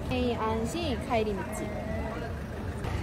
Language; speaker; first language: Japanese; non-native, fluent; Korean